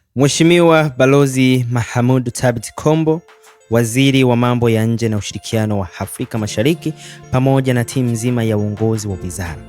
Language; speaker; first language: Swahili; native; Swahili